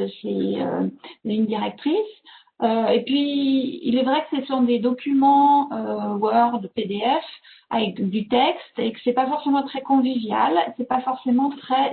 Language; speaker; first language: French; native; French